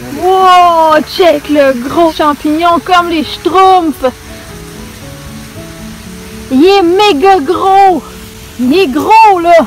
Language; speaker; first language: French; native; French